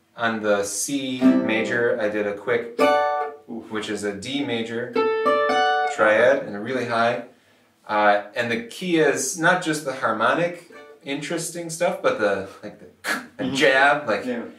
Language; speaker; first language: English; native; English